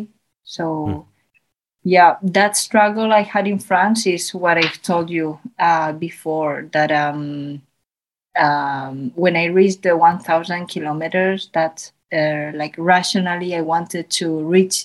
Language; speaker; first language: English; non-native, fluent; Spanish